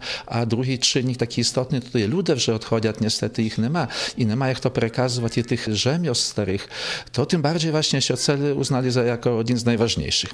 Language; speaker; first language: Polish; native; Polish